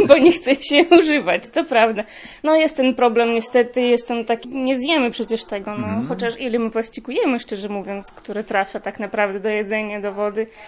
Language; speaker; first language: Polish; non-native, fluent; Ukrainian